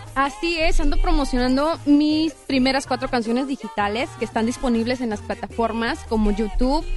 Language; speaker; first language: Spanish; native; Spanish